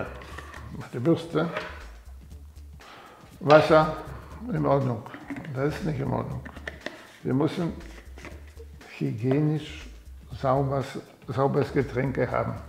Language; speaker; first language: German; non-native, fluent; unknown